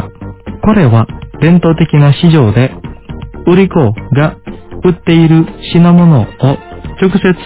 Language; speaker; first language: Japanese; non-native, fluent; Indonesian